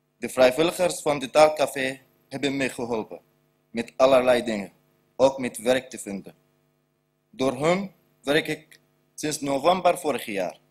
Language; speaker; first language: Dutch; non-native, learner; Arabic